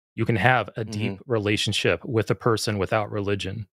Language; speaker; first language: English; native; English